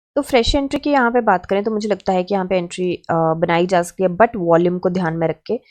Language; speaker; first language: Hindi; native; Hindi